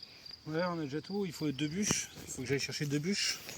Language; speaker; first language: French; native; French